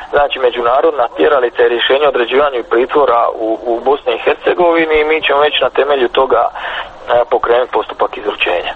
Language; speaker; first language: Croatian; native; Croatian